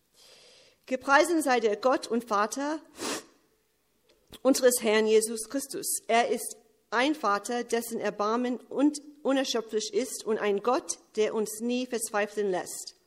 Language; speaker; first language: German; early bilingual, heritage; English